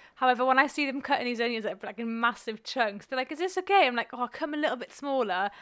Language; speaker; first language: English; non-native, local second language; Welsh